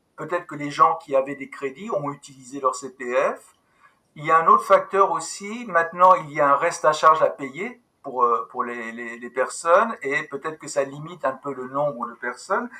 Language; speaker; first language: French; native; French